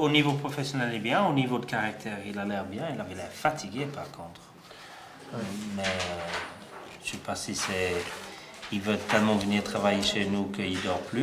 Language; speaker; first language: French; non-native, fluent; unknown